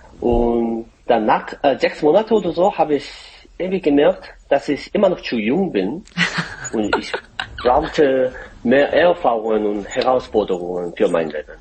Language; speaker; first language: German; non-native, fluent; Korean